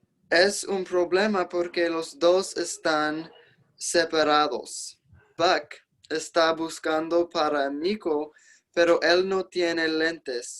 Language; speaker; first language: Spanish; non-native, learner; English